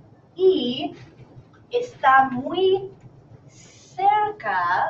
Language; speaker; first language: Spanish; non-native, fluent; English